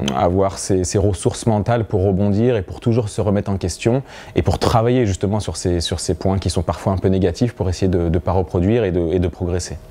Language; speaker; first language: French; native; French